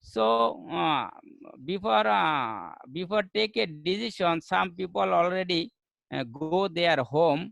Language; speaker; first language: English; non-native, learner; Bangla